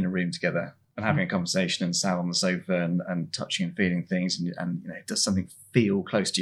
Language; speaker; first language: English; native; English